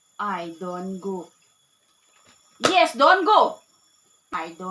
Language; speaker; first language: English; non-native, learner; Thado Chin